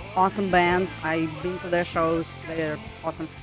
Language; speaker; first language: English; non-native, fluent; Russian